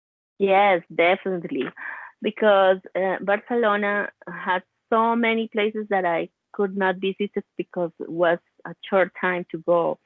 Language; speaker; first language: English; non-native, learner; Spanish